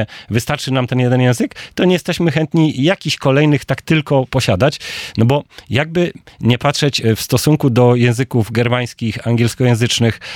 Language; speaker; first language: Polish; native; Polish